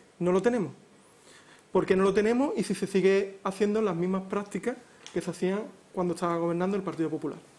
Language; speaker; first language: Spanish; native; Spanish